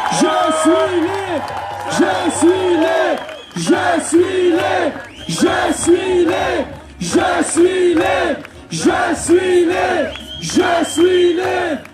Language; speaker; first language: French; native; French